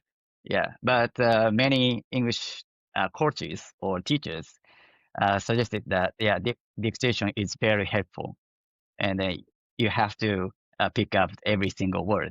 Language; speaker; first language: English; non-native, fluent; Japanese